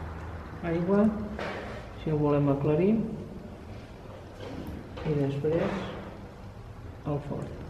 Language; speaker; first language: Spanish; non-native, local second language; Catalan